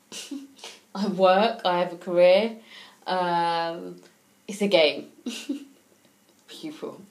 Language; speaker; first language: English; native; English